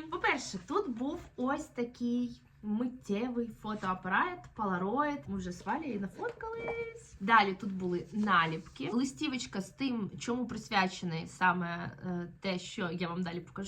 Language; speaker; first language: Ukrainian; native; Ukrainian